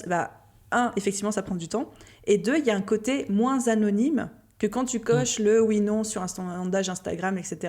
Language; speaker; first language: French; native; French